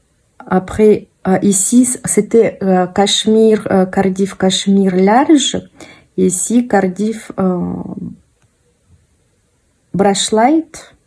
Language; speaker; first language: French; non-native, fluent; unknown